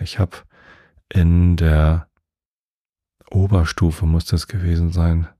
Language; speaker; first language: German; native; German